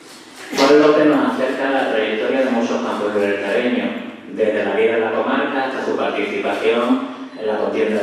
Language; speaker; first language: Spanish; native; Spanish